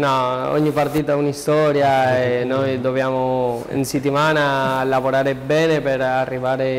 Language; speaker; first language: Italian; non-native, learner; Spanish